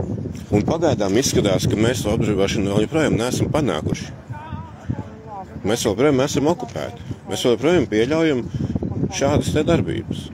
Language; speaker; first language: Latvian; native; Latvian